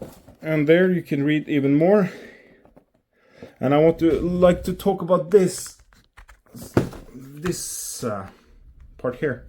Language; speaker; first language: English; non-native, fluent; Norwegian